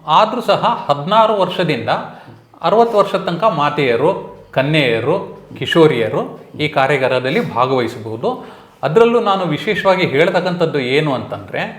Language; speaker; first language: Kannada; native; Kannada